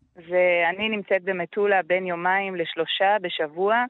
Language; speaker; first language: Hebrew; native; Hebrew